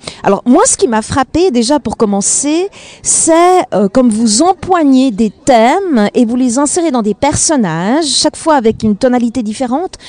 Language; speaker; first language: French; native; French